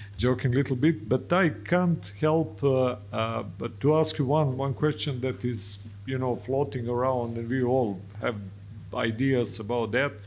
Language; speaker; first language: English; non-native, fluent; Serbian